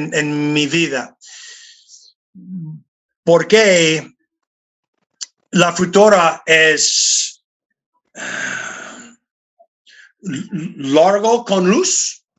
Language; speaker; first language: Spanish; non-native, learner; English